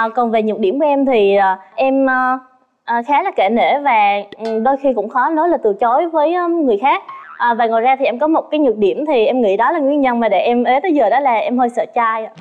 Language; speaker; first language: Vietnamese; native; Vietnamese